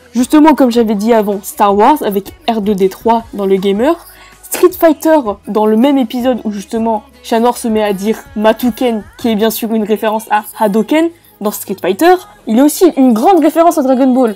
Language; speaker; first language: French; native; French